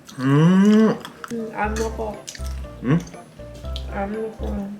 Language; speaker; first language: Korean; non-native, learner; Thai